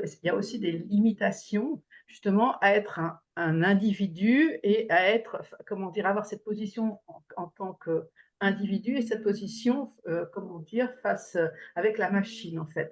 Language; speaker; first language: French; native; French